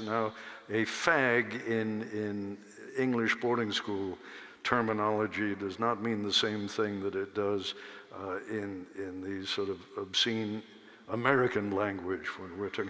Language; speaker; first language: English; native; English